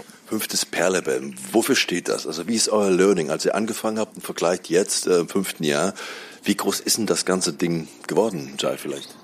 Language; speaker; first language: German; native; German